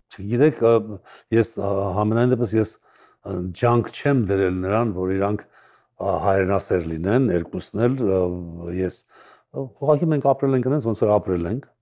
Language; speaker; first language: Armenian; native; Armenian